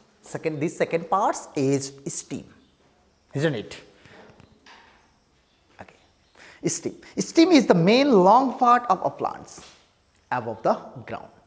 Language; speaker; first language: English; non-native, local second language; Nepali